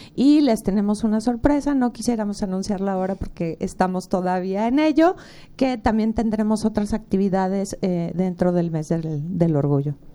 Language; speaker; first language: Spanish; native; Spanish